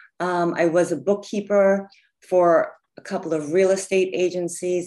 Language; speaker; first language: English; native; English